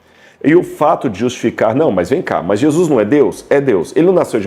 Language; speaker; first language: Portuguese; native; Portuguese